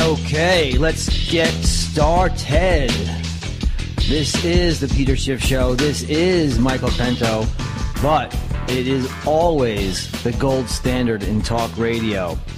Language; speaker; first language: English; native; English